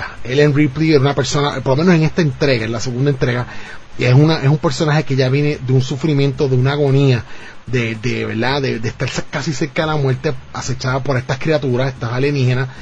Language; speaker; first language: Spanish; native; Spanish